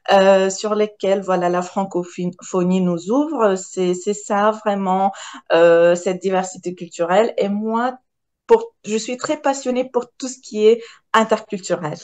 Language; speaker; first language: French; non-native, local second language; Arabic